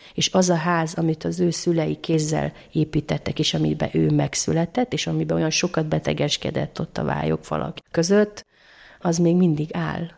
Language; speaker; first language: Hungarian; native; Hungarian